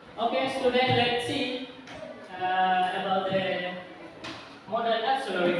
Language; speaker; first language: English; non-native, learner; Indonesian